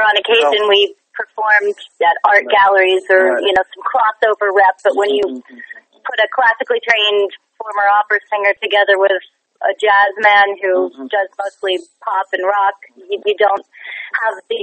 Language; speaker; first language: English; native; English